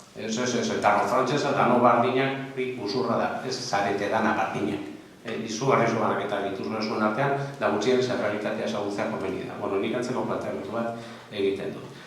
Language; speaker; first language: Basque; non-native, local second language; Spanish